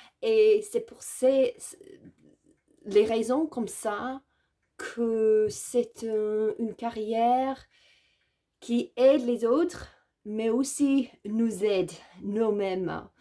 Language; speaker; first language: French; non-native, learner; English